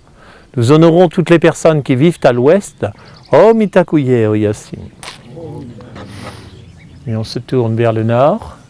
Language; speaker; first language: French; native; French